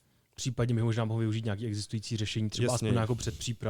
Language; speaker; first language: Czech; native; Czech